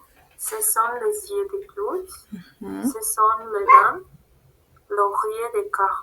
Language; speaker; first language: French; non-native, learner; Spanish